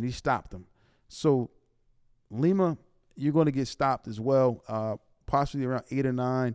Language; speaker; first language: English; native; English